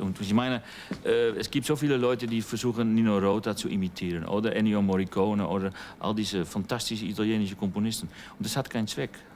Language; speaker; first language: German; non-native, fluent; Italian